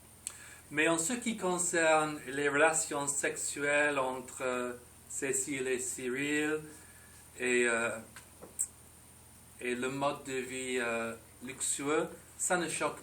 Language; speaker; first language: French; non-native, fluent; English